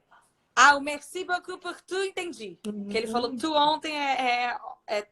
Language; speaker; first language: Portuguese; native; Portuguese